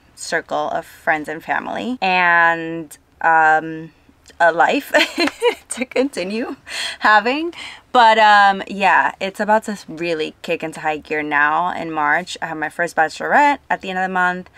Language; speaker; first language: English; non-native, fluent; Spanish